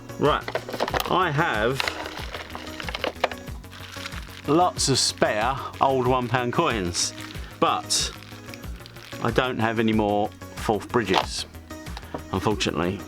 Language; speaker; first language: English; native; English